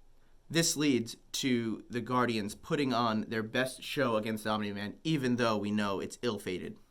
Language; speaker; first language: English; native; English